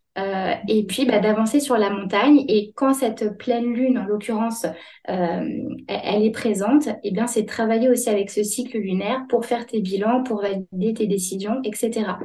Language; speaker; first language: French; native; French